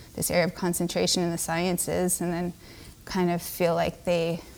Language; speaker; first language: English; native; English